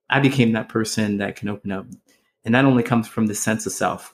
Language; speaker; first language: English; native; English